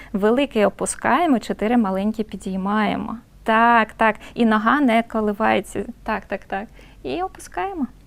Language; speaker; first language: Ukrainian; non-native, local second language; Russian